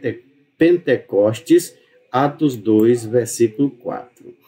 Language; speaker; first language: Portuguese; native; Portuguese